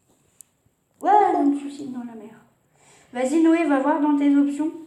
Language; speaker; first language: French; native; French